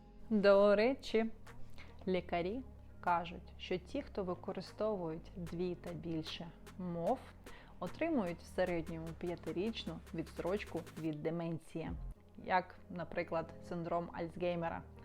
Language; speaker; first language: Ukrainian; non-native, local second language; Russian